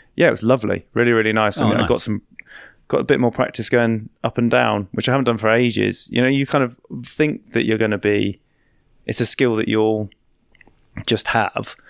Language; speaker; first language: English; native; English